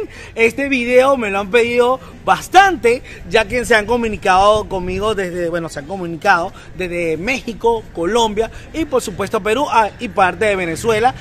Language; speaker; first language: Spanish; native; Spanish